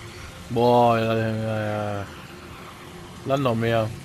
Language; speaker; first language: German; native; German